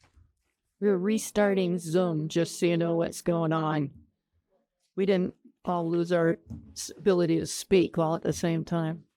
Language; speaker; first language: English; native; English